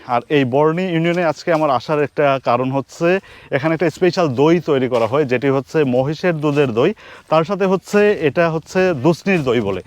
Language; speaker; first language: Bangla; native; Bangla